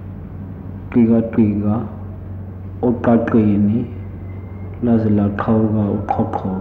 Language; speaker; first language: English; non-native, local second language; Zulu